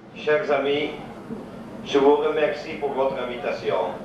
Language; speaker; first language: French; non-native, local second language; Italian